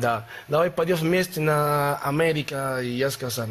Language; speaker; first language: Russian; non-native, learner; Spanish